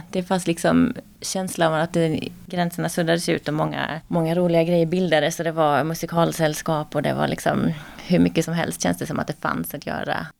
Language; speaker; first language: Swedish; native; Swedish